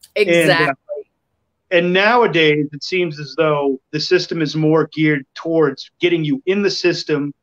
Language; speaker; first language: English; native; English